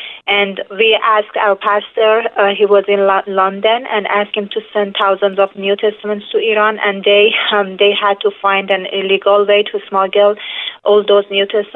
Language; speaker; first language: English; non-native, fluent; Persian